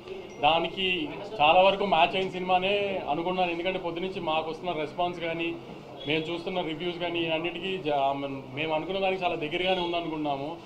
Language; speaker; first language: Telugu; native; Telugu